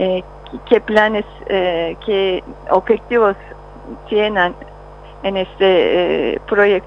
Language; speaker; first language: Spanish; non-native, fluent; Turkish